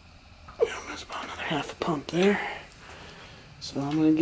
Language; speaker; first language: English; native; English